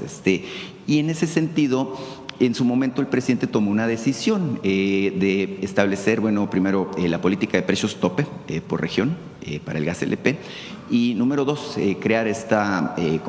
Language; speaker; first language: Spanish; native; Spanish